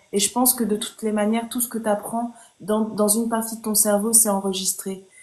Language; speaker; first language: French; early bilingual, other home language; Haitian Creole